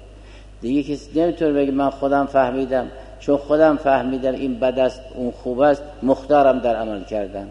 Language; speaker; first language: Persian; native; Persian